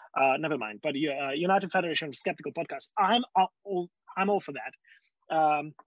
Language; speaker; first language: English; non-native, fluent; Hungarian